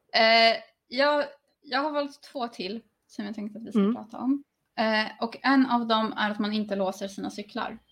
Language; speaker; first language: Swedish; early bilingual, other home language; Polish